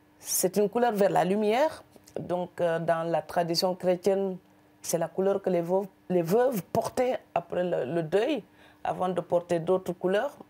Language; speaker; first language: French; non-native, local second language; Serer